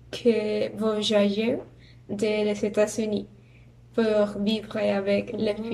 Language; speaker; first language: French; non-native, learner; Spanish